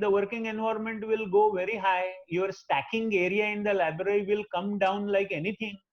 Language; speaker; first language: English; non-native, local second language; Marathi